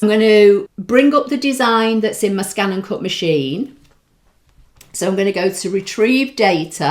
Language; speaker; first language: English; native; English